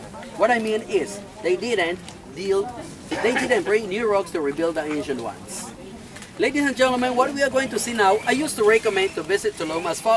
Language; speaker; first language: English; non-native, fluent; Spanish